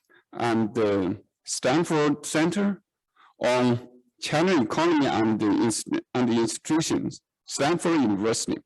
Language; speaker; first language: English; non-native, learner; Chinese